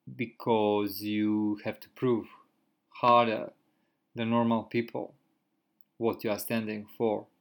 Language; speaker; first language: English; non-native, fluent; Croatian